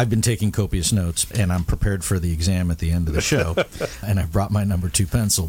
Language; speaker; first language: English; native; English